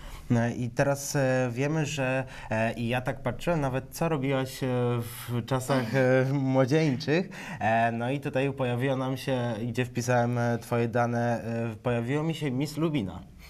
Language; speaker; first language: Polish; native; Polish